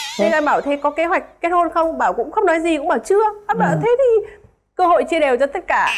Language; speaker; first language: Vietnamese; native; Vietnamese